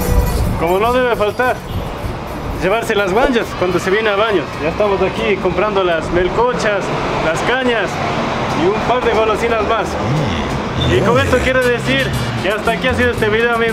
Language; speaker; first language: Spanish; native; Spanish